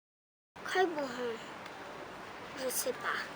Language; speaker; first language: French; early bilingual, heritage; French